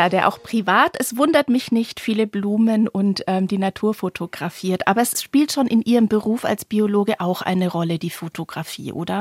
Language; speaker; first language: German; native; German